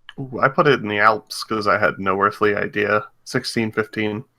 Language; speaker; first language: English; native; English